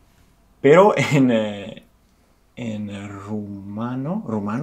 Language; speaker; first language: Spanish; non-native, fluent; Romanian